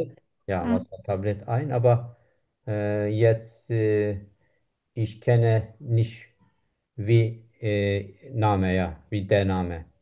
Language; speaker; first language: German; non-native, learner; Turkish